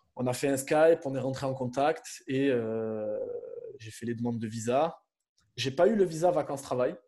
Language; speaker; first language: French; native; French